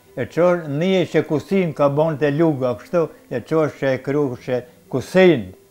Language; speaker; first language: Albanian; native; Albanian